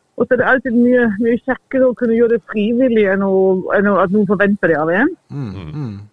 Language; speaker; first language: Norwegian; non-native, fluent; German